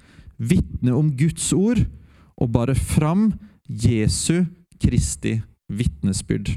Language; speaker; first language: Norwegian; native; Norwegian